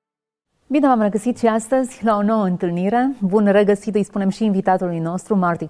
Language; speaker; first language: Romanian; native; Romanian